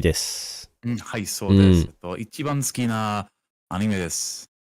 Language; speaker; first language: Japanese; non-native, learner; English